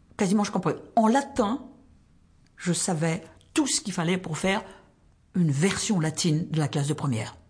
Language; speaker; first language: French; native; French